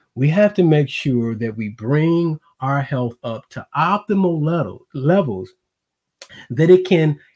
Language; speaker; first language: English; native; English